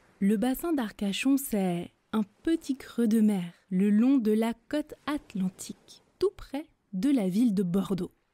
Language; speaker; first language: French; native; French